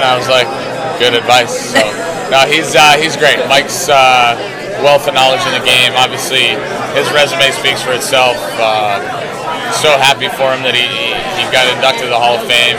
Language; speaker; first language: English; early bilingual, other home language; Italian